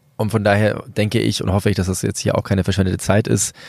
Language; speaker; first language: German; early bilingual, other home language; Spanish